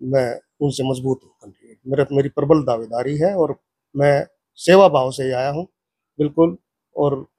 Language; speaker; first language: Hindi; native; Hindi